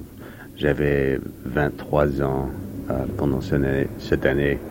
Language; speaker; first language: French; non-native, fluent; English